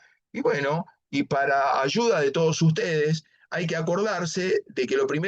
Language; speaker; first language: Spanish; native; Spanish